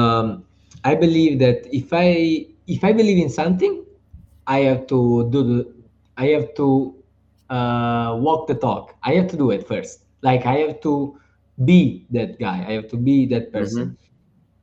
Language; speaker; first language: English; non-native, fluent; Italian